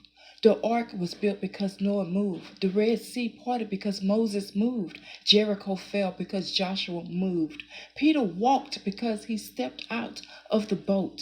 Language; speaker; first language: English; native; English